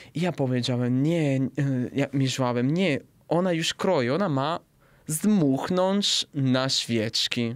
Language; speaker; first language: Polish; non-native, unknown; Italian